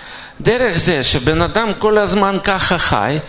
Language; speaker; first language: Hebrew; non-native, fluent; Russian